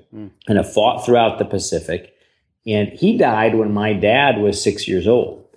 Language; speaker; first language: English; native; English